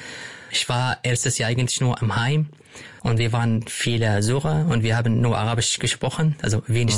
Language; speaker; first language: German; non-native, fluent; Arabic